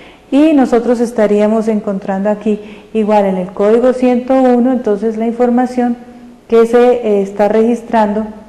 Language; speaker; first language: Spanish; native; Spanish